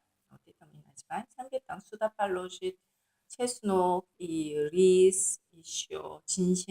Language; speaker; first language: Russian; non-native, learner; Korean